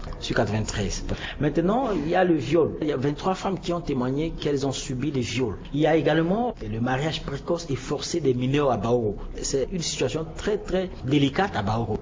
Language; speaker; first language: French; non-native, local second language; Sango